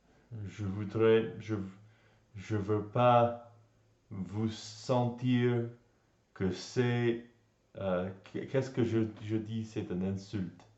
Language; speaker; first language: French; non-native, learner; English